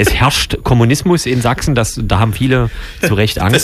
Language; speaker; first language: German; native; German